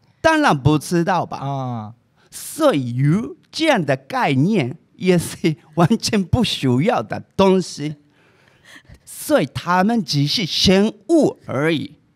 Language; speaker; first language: Chinese; non-native, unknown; Japanese